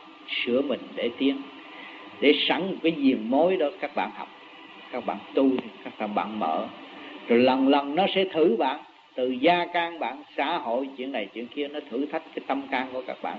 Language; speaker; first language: Vietnamese; native; Vietnamese